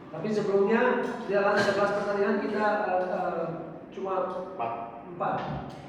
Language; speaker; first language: Indonesian; non-native, fluent; Portuguese